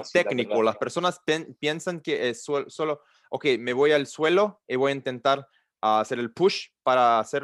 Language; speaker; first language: Spanish; non-native, learner; Portuguese